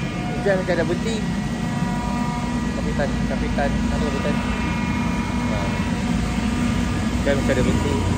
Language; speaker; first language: Malay; native; Malay